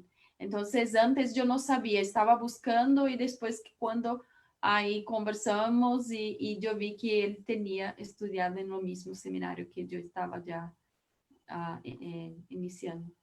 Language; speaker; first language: Spanish; non-native, learner; Portuguese